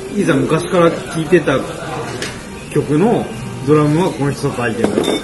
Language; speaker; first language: Japanese; native; Japanese